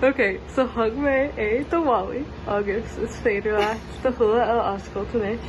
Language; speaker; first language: Irish; non-native, local second language; English